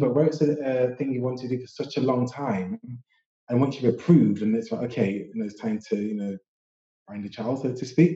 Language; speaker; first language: English; native; English